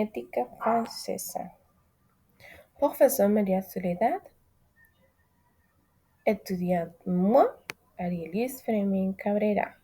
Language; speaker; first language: French; non-native, learner; Spanish